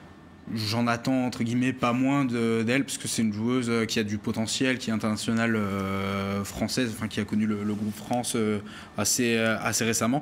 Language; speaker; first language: French; native; French